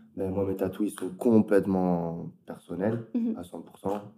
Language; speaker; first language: French; native; French